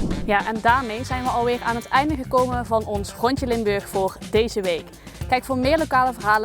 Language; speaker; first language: Dutch; native; Dutch